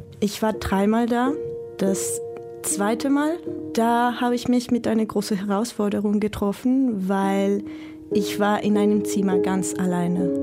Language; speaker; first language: German; non-native, fluent; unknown